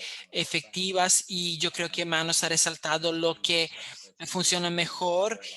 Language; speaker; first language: Spanish; non-native, fluent; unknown